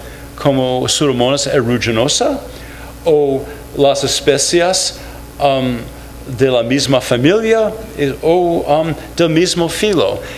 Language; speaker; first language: Spanish; non-native, fluent; English